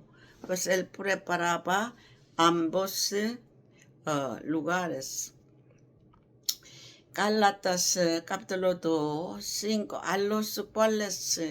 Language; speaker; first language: Spanish; non-native, learner; Korean